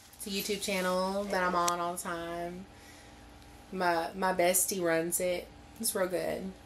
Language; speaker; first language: English; native; English